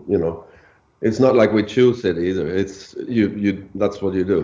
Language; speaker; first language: English; non-native, fluent; Swedish